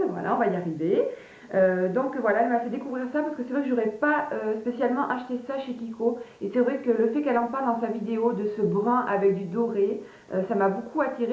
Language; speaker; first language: French; native; French